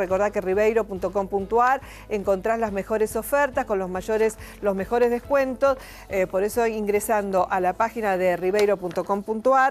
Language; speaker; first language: Spanish; native; Spanish